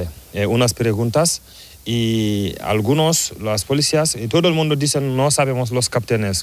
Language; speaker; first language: Spanish; non-native, learner; Fula